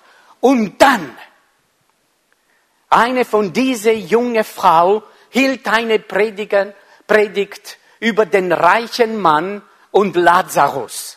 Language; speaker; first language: German; non-native, fluent; Italian